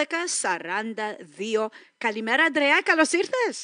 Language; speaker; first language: Greek; early bilingual, heritage; Greek